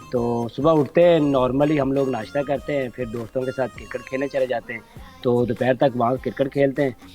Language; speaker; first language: Urdu; non-native, local second language; Saraiki